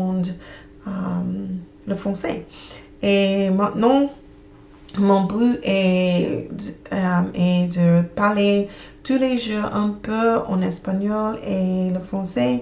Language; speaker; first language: French; non-native, learner; English